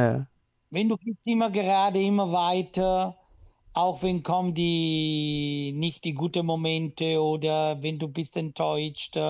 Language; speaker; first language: German; non-native, local second language; Italian